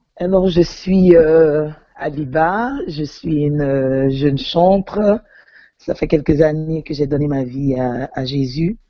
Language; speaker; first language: French; non-native, local second language; Yoruba